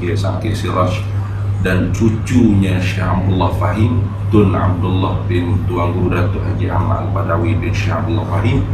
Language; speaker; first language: Malay; native; Malay